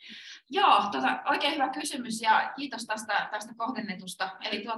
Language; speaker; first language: Finnish; native; Finnish